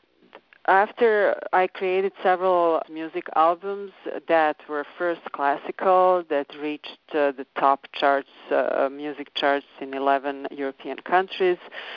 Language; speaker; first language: English; non-native, fluent; Serbian